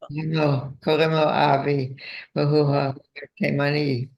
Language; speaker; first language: Hebrew; non-native, fluent; Yiddish